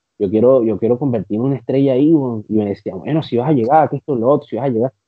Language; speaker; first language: Spanish; native; Spanish